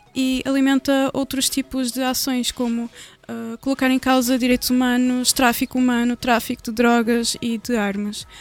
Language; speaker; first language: Portuguese; native; Portuguese